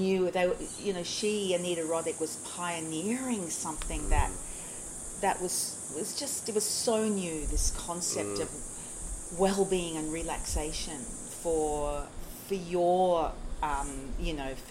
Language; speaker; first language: English; native; English